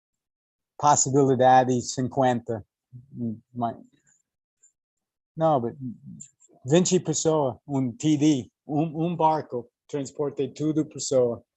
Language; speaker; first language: Portuguese; non-native, learner; English